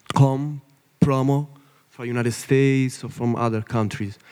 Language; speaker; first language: English; non-native, learner; Italian